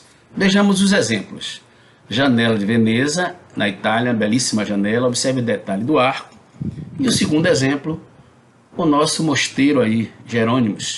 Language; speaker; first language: Portuguese; native; Portuguese